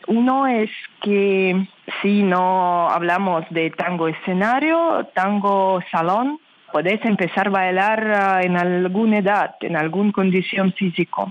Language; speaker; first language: Spanish; non-native, learner; Russian